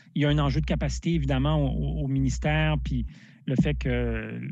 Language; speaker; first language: French; native; French